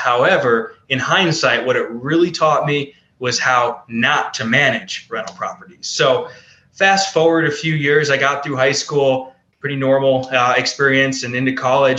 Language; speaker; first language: English; native; English